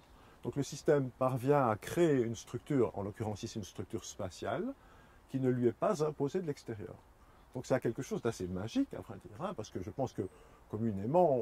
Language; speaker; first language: French; native; French